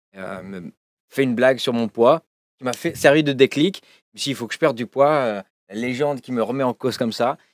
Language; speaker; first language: French; native; French